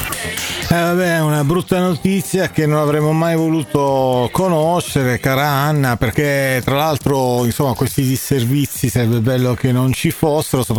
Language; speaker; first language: Italian; native; Italian